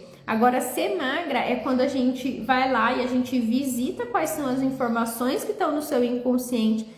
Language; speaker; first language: Portuguese; native; Portuguese